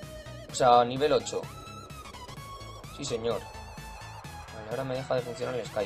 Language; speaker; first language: Spanish; native; Spanish